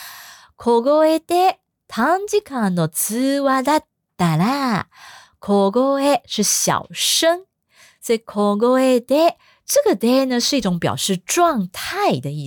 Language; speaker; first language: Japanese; non-native, fluent; Chinese